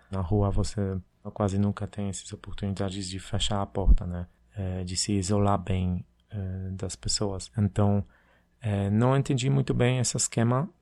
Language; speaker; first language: Portuguese; non-native, fluent; Polish